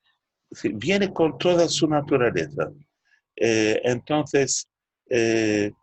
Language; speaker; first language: Spanish; non-native, fluent; Turkish